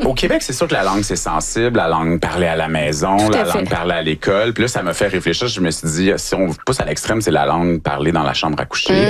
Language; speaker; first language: French; native; French